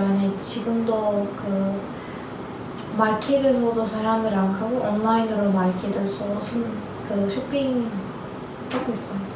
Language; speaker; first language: Korean; non-native, learner; Turkish